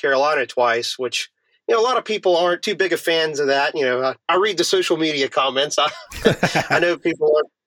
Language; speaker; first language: English; native; English